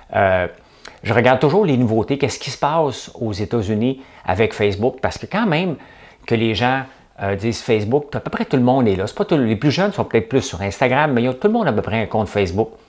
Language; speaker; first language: French; native; French